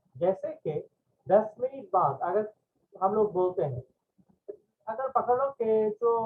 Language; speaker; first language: Hindi; non-native, local second language; Bangla